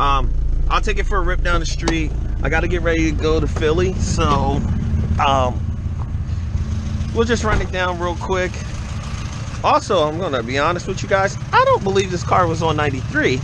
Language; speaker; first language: English; native; English